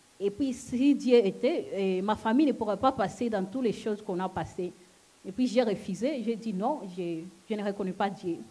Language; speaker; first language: French; non-native, local second language; Lingala